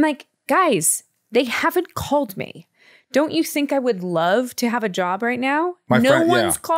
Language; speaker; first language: English; native; English